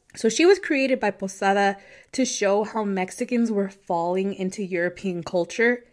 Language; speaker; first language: English; native; English